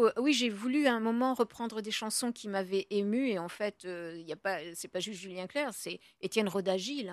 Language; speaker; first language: French; native; French